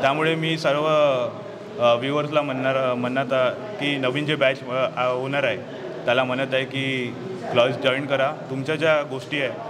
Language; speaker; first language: Hindi; non-native, local second language; Marathi